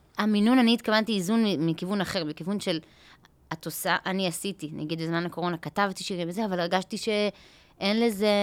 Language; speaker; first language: Hebrew; native; Hebrew